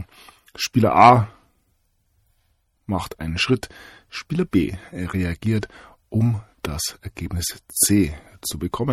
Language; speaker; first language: German; native; German